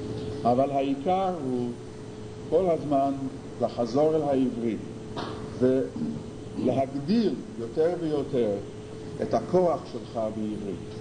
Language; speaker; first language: Hebrew; non-native, fluent; English